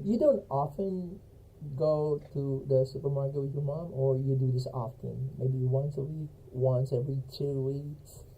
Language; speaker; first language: English; non-native, fluent; Filipino